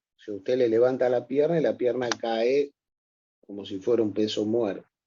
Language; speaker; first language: Spanish; native; Spanish